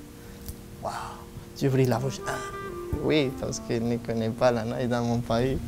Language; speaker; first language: French; non-native, learner; Spanish